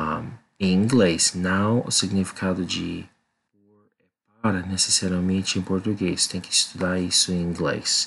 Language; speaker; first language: Portuguese; non-native, learner; English